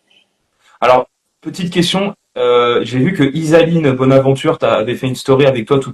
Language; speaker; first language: French; native; French